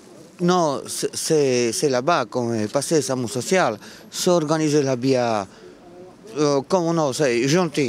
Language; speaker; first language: French; non-native, learner; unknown